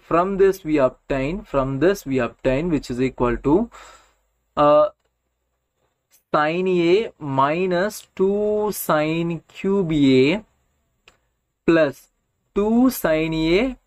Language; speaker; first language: English; non-native, local second language; Tamil